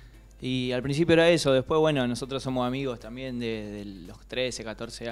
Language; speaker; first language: Spanish; native; Spanish